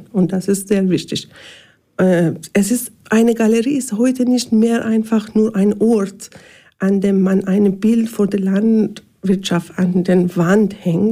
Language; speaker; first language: German; non-native, learner; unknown